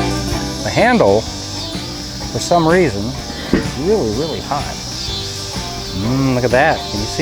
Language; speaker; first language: English; native; English